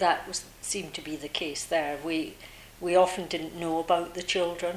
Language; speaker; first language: English; native; English